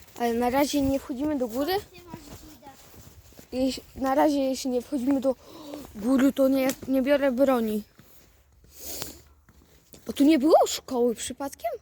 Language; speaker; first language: Polish; native; Polish